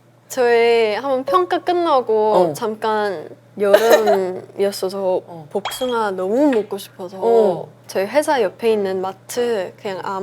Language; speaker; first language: Korean; early bilingual, heritage; English